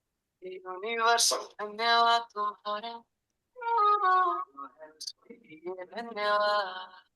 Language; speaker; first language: Hindi; native; Hindi